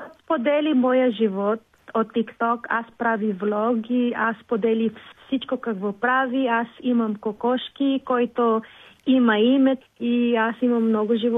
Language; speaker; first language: Bulgarian; non-native, learner; Filipino